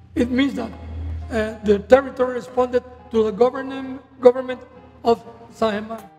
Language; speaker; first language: English; non-native, fluent; Spanish